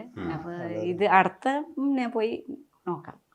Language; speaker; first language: Malayalam; non-native, learner; Nepali